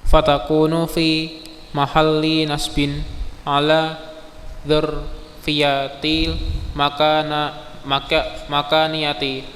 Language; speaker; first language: Arabic; non-native, fluent; Indonesian